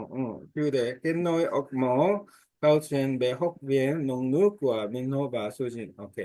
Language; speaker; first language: Vietnamese; non-native, learner; Korean